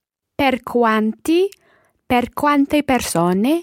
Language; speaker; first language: Italian; non-native, learner; English